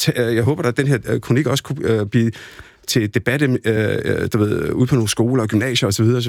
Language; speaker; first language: Danish; early bilingual, other home language; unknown